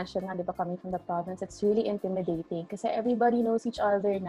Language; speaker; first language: English; non-native, local second language; Cebuano